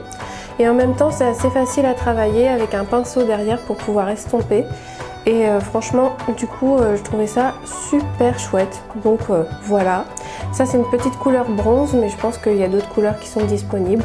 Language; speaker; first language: French; native; French